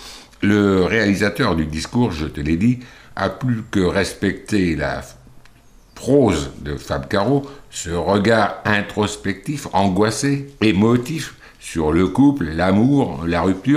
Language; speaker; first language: French; native; French